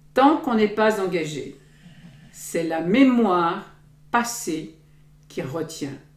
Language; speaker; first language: French; native; French